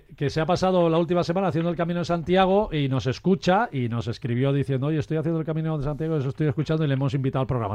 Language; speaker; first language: Spanish; native; Spanish